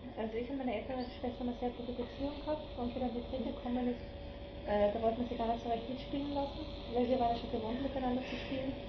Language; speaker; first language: German; native; German